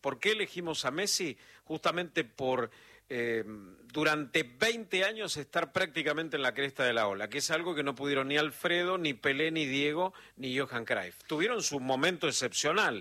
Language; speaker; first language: Spanish; native; Spanish